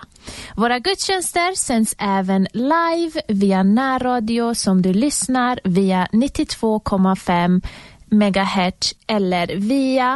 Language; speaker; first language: Swedish; native; Swedish